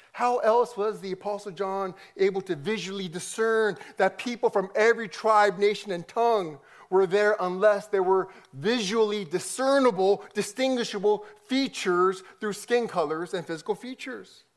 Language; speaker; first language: English; native; English